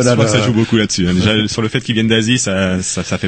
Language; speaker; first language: French; native; French